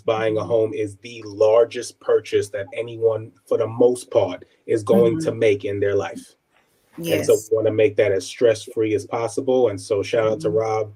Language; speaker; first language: English; native; English